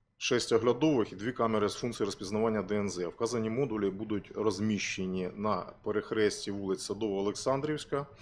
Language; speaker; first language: Ukrainian; native; Ukrainian